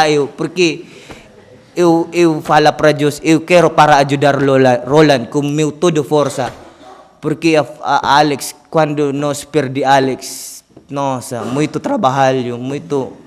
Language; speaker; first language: Portuguese; non-native, learner; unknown